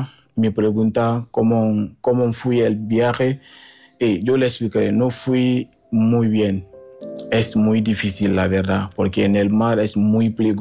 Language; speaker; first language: Spanish; non-native, learner; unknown